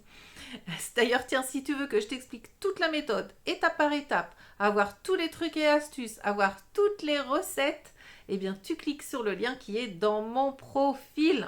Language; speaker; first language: French; native; French